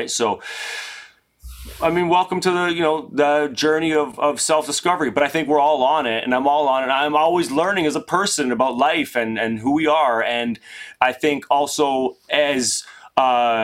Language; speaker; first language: English; native; English